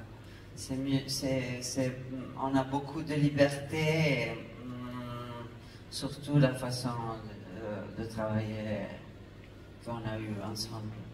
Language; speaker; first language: French; non-native, fluent; Italian